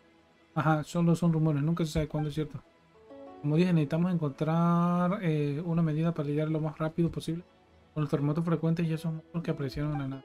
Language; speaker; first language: Spanish; native; Spanish